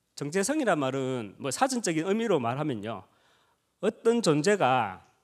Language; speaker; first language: Korean; native; Korean